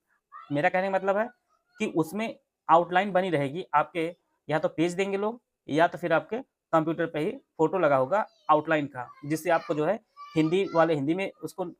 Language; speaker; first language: Hindi; native; Hindi